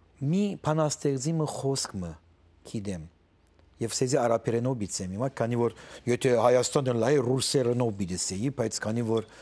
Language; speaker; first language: Armenian; early bilingual, heritage; Armenian